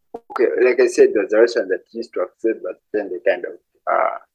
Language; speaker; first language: English; non-native, local second language; Ganda